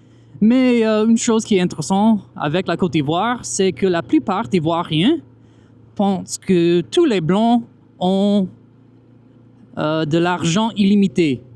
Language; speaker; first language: French; non-native, fluent; English